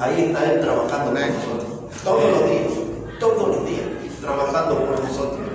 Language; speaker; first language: Spanish; native; Spanish